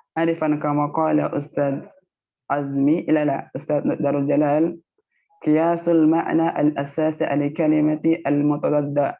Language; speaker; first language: Arabic; non-native, learner; Indonesian